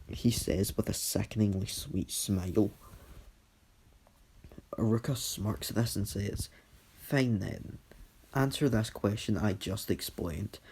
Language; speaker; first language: English; native; English